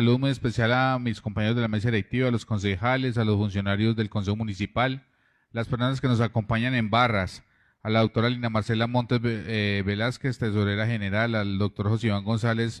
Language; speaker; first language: Spanish; native; Spanish